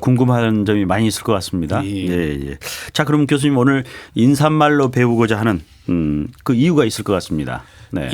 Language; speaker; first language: Korean; native; Korean